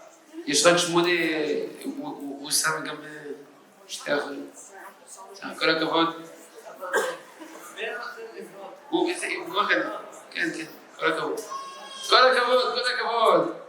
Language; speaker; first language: Hebrew; non-native, fluent; French